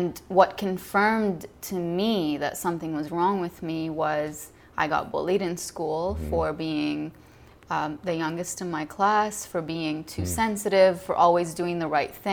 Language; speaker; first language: English; non-native, fluent; Arabic